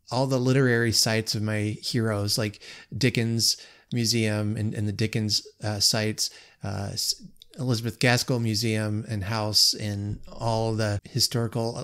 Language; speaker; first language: English; native; English